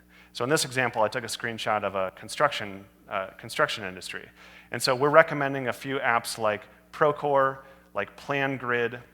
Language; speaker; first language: English; native; English